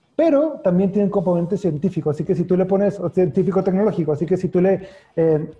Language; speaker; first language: Spanish; native; Spanish